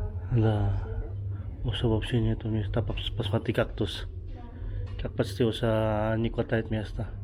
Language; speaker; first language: Russian; non-native, learner; Filipino